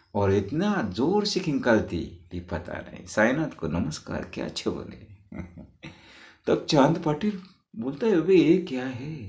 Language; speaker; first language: Hindi; non-native, local second language; Marathi